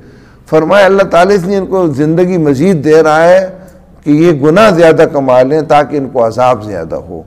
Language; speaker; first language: Urdu; native; Urdu